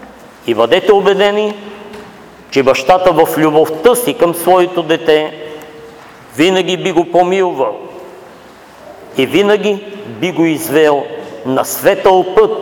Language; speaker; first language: Bulgarian; native; Bulgarian